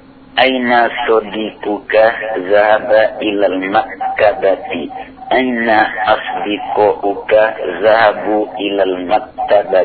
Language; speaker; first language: Arabic; non-native, learner; Indonesian